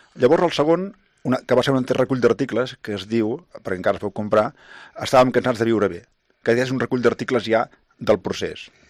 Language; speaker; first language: Catalan; native; Catalan